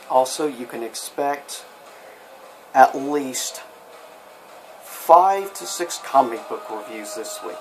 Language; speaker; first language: English; native; English